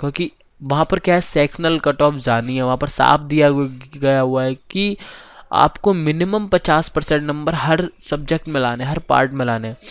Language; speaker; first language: Hindi; native; Hindi